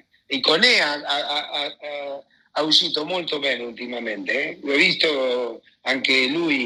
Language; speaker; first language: Italian; non-native, fluent; Spanish